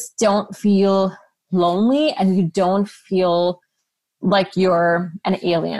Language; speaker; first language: English; non-native, local second language; Urdu